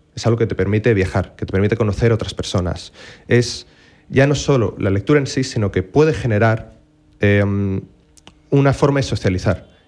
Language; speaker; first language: Spanish; native; Spanish